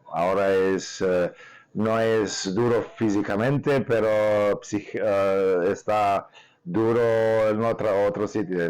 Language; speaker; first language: Spanish; non-native, learner; Serbian